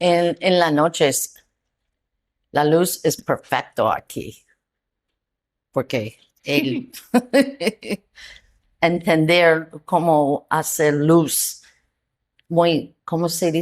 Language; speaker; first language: Spanish; non-native, learner; English